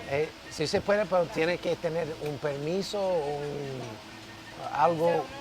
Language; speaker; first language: Spanish; non-native, learner; English